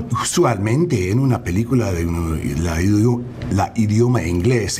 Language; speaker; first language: Spanish; non-native, learner; English